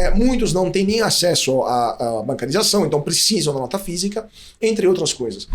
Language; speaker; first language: Portuguese; non-native, fluent; Italian